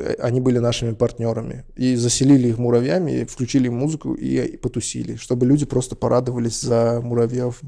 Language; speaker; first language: Russian; non-native, local second language; Uzbek